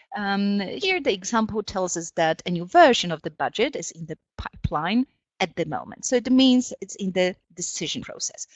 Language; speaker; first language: English; non-native, fluent; Polish